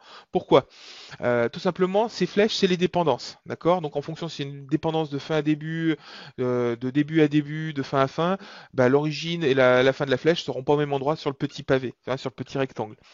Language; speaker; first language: French; native; French